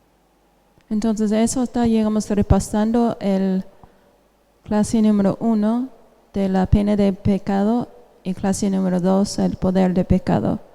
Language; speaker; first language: Spanish; non-native, fluent; English